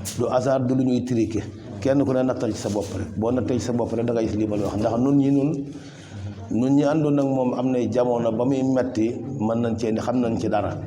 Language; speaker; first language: Wolof; native; Wolof